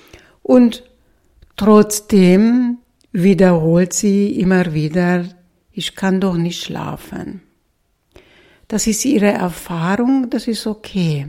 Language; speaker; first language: German; non-native, fluent; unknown